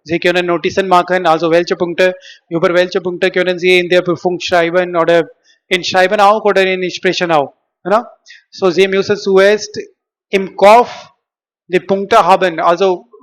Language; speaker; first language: German; non-native, learner; Hindi